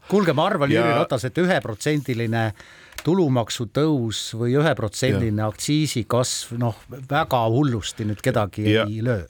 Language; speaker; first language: Estonian; native; Estonian